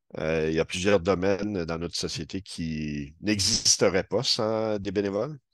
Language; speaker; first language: French; native; French